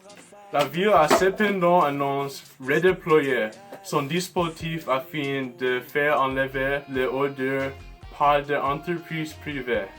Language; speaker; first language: French; non-native, learner; English